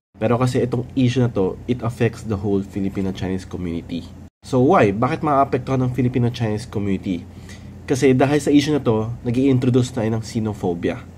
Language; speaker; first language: Filipino; native; Filipino